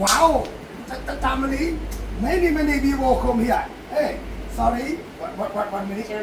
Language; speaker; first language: English; non-native, learner; Vietnamese